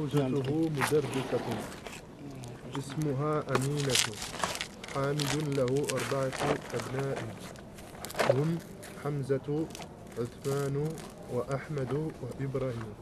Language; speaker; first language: Arabic; non-native, learner; French